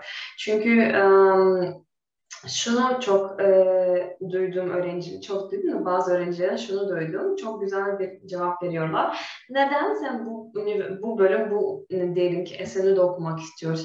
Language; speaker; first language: Turkish; non-native, fluent; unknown